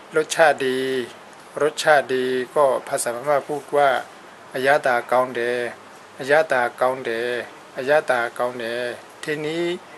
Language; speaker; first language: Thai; non-native, fluent; Burmese